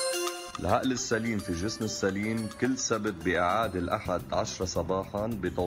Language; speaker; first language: Arabic; native; Arabic